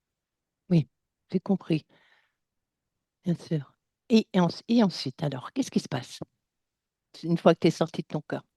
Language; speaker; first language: French; native; French